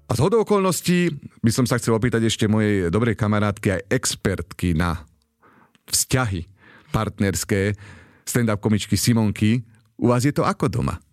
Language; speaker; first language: Slovak; native; Slovak